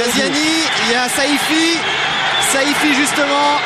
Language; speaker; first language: French; native; French